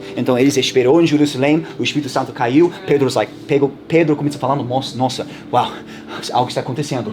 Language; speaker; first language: Portuguese; non-native, fluent; English